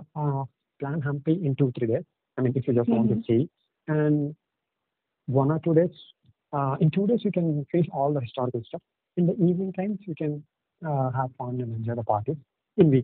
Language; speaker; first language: English; non-native, local second language; Telugu